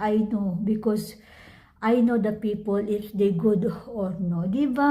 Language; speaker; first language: English; non-native, learner; Filipino